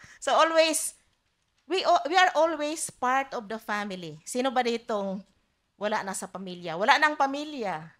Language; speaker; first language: Filipino; non-native, local second language; Cebuano